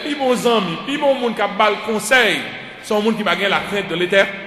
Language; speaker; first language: French; native; French